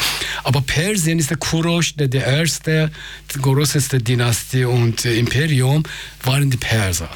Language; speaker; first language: German; non-native, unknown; Persian